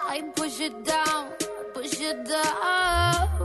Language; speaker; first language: Swedish; native; Swedish